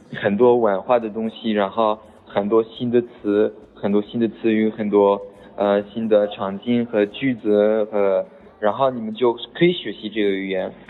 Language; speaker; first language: Chinese; non-native, fluent; French